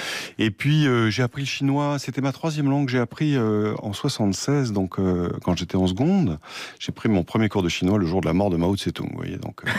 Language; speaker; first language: French; native; French